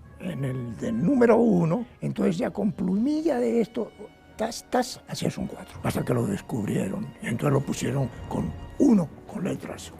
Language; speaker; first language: Spanish; native; Spanish